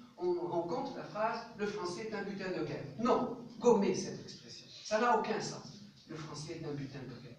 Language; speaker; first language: French; non-native, local second language; Arabic